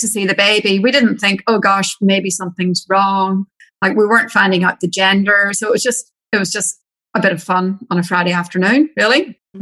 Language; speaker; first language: English; native; English